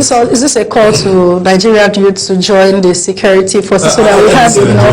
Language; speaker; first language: English; non-native, local second language; Yoruba